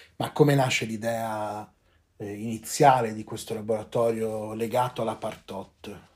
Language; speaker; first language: Italian; native; Italian